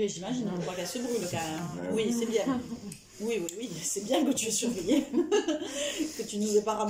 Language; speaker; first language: French; native; French